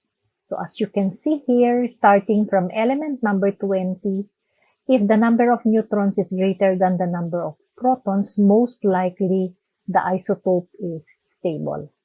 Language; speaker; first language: English; non-native, local second language; Filipino